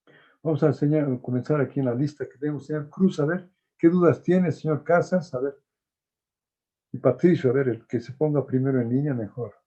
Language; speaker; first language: Spanish; native; Spanish